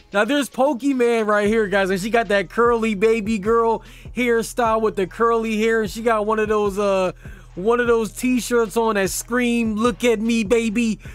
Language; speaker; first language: English; native; English